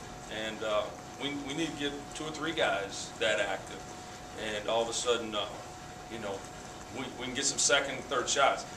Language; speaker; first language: English; native; English